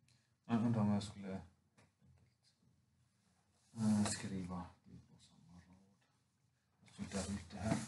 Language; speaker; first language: Swedish; non-native, fluent; Finnish